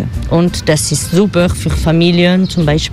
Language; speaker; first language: German; non-native, learner; French